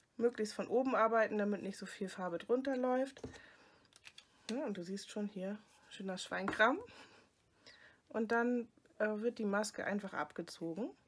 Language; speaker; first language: German; native; German